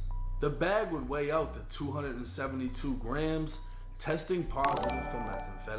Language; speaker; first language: English; native; English